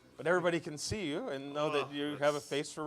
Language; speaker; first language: English; native; English